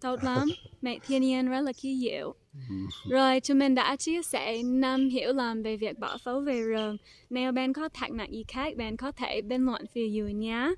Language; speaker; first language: Vietnamese; non-native, fluent; English